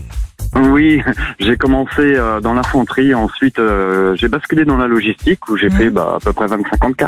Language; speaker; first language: French; native; French